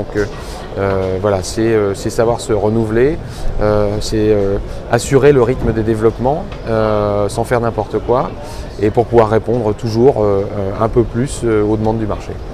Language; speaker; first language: French; native; French